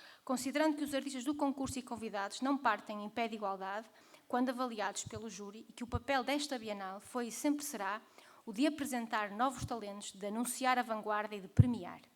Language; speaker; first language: Portuguese; native; Portuguese